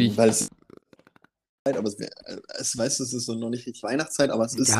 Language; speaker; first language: German; native; German